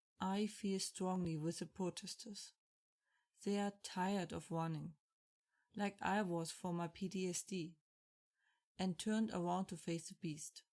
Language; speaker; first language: English; non-native, fluent; German